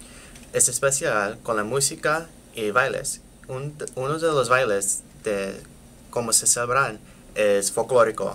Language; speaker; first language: Spanish; non-native, learner; English